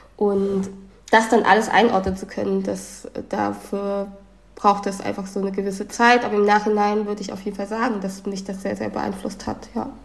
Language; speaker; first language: German; early bilingual, other home language; Vietnamese